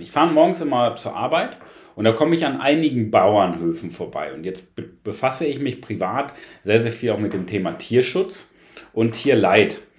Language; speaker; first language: German; native; German